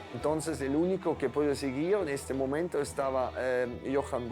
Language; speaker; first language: Spanish; non-native, fluent; German